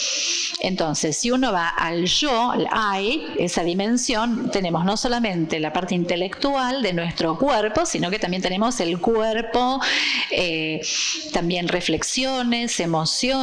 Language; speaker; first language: Spanish; non-native, fluent; Portuguese